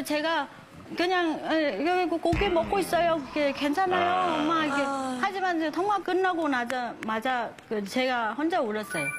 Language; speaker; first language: Korean; non-native, learner; Vietnamese